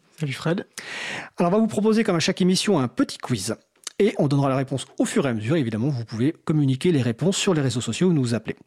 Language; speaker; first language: French; native; French